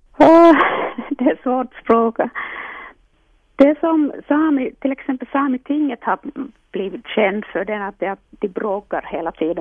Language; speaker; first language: Swedish; non-native, local second language; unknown